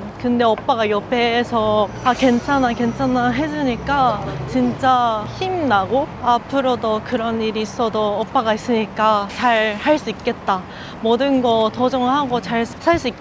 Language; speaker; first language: Korean; non-native, fluent; Japanese